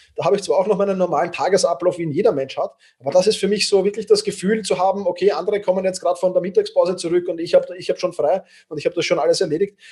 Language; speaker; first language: German; native; German